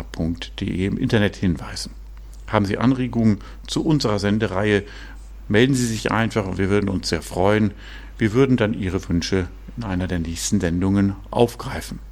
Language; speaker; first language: German; native; German